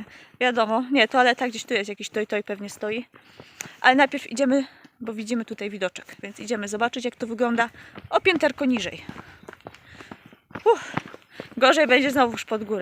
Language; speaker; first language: Polish; native; Polish